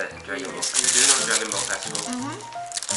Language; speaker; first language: English; non-native, fluent; Chinese